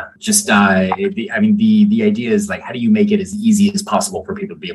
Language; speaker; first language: English; native; English